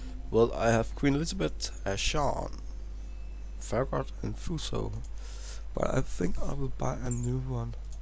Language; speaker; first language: English; non-native, fluent; Danish